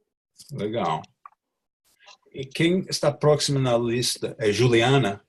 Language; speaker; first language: Portuguese; non-native, fluent; English